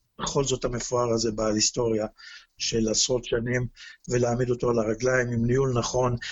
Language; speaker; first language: Hebrew; native; Hebrew